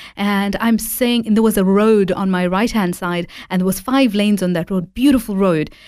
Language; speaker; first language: English; native; English